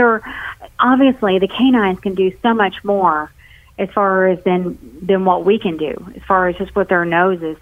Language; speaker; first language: English; native; English